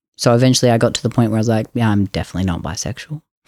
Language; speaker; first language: English; native; English